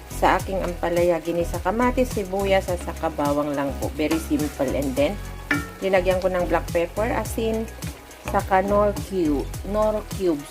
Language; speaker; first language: Filipino; non-native, local second language; Iloko